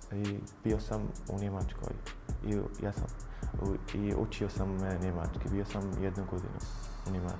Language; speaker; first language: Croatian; early bilingual, other home language; Arabic